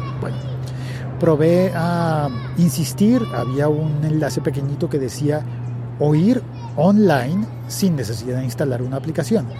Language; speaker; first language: Spanish; native; Spanish